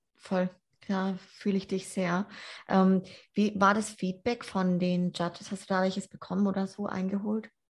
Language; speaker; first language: German; native; German